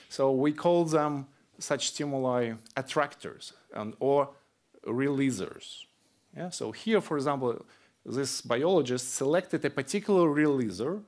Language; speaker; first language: English; non-native, fluent; Russian